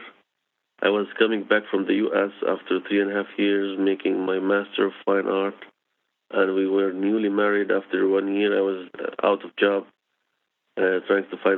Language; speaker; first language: English; non-native, fluent; Hebrew